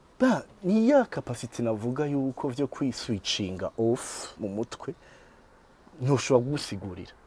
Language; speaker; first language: Rundi; native; Rundi